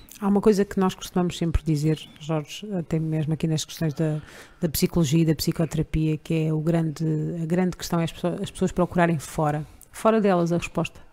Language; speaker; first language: Portuguese; native; Portuguese